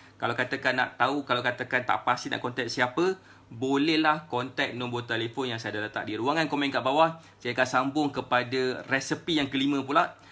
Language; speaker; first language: Malay; native; Malay